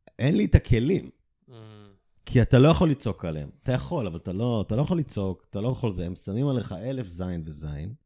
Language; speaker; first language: Hebrew; native; Hebrew